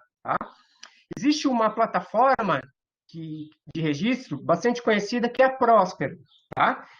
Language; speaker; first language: Portuguese; native; Portuguese